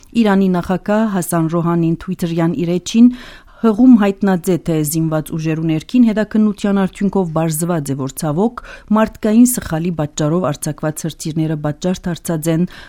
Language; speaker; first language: Armenian; early bilingual, heritage; Armenian